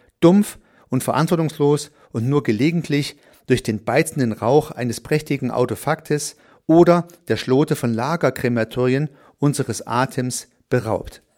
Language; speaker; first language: German; native; German